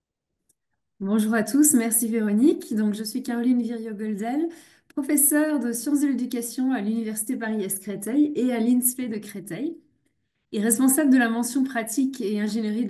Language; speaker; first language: French; native; French